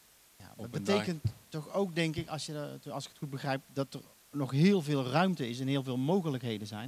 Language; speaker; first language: Dutch; native; Dutch